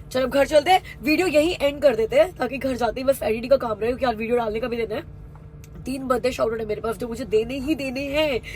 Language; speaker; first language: Hindi; native; Hindi